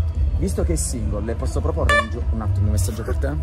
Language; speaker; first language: Italian; native; Italian